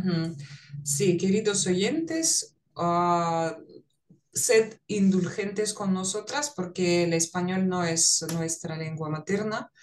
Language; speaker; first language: Spanish; non-native, fluent; Russian